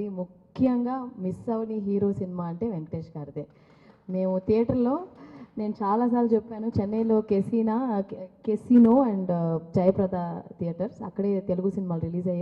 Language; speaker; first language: Telugu; early bilingual, heritage; Telugu